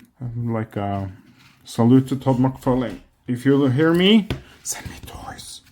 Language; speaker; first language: English; non-native, fluent; Norwegian